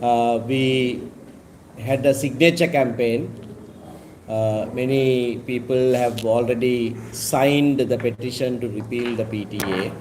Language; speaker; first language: English; non-native, local second language; Tamil